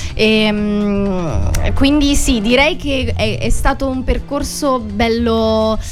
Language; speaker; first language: Italian; native; Italian